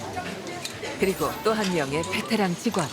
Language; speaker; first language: Korean; native; Korean